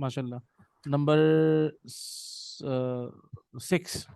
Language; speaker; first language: Hindi; native; Hindi